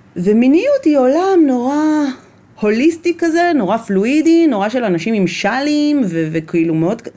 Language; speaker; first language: Hebrew; native; Hebrew